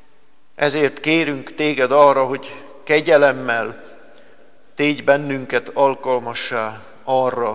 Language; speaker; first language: Hungarian; native; Hungarian